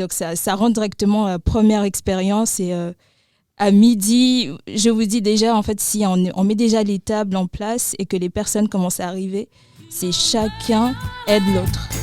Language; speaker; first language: French; native; French